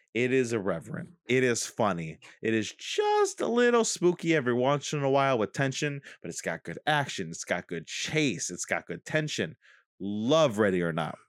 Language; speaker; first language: English; native; English